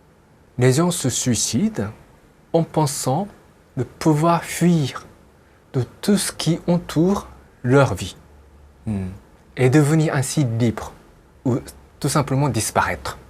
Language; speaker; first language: French; non-native, fluent; Japanese